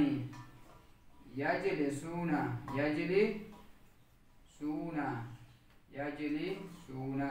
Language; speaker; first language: Arabic; non-native, fluent; Urdu